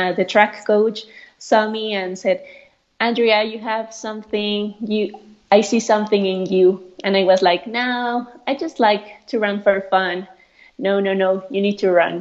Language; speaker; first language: English; non-native, fluent; Spanish